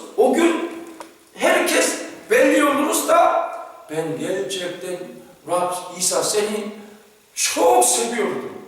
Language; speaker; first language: Turkish; non-native, fluent; Korean